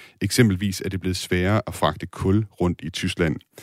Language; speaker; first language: Danish; native; Danish